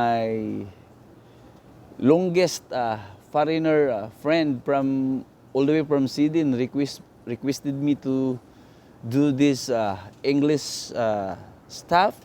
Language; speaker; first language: English; non-native, local second language; Cebuano